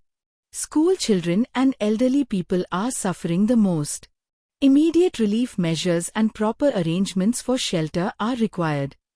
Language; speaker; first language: English; non-native, fluent; Hindi